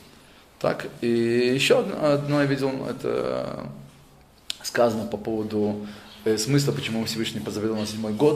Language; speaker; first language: Russian; native; Russian